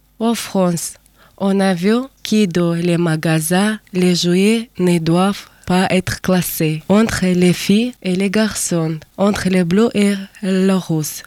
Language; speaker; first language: French; non-native, learner; Russian